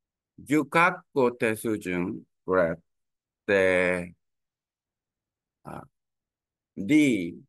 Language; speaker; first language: Vietnamese; non-native, learner; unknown